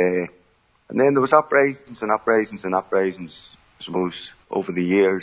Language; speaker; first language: English; native; English